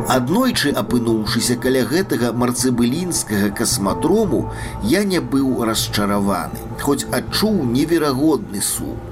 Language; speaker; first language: Belarusian; native; Belarusian